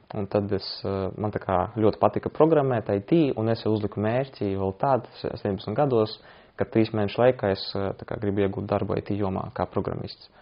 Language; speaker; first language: Latvian; non-native, local second language; Russian